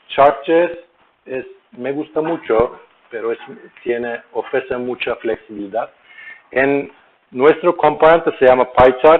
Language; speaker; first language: Spanish; non-native, learner; Turkish